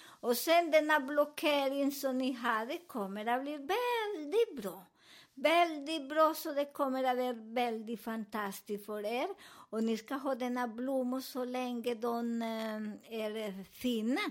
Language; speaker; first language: Swedish; non-native, learner; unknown